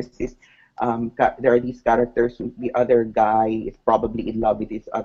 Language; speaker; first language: English; non-native, local second language; Cebuano